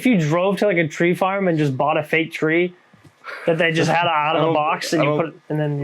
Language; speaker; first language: English; native; English